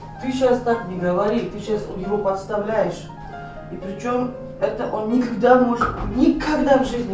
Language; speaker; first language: Russian; non-native, local second language; Uzbek